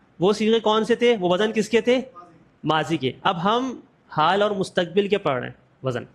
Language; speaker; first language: Urdu; native; Urdu